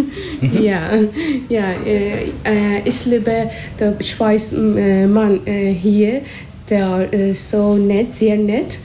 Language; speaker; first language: German; non-native, learner; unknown